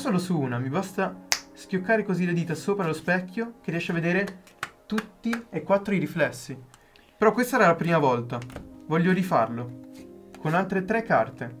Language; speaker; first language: Italian; native; Italian